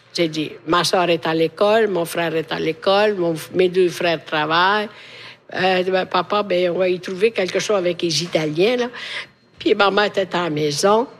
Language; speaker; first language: French; non-native, fluent; Italian